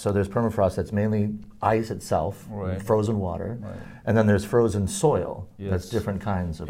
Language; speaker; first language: English; native; English